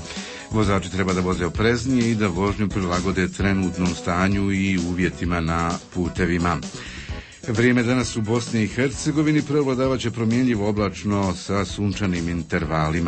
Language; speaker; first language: Croatian; native; Croatian